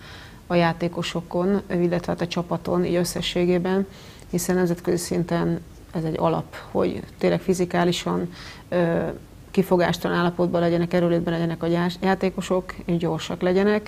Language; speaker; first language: Hungarian; native; Hungarian